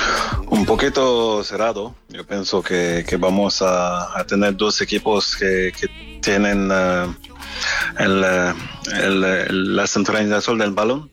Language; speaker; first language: Spanish; non-native, fluent; French